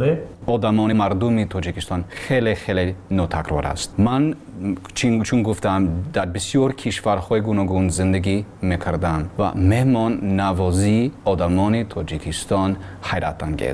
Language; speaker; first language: Tajik; non-native, learner; English